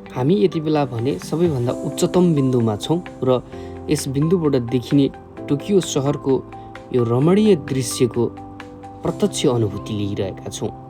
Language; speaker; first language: Nepali; native; Nepali